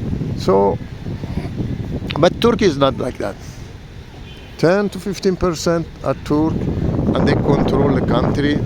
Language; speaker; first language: English; non-native, learner; Persian